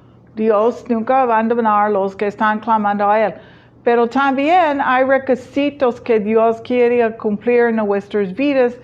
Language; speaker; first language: Spanish; non-native, fluent; English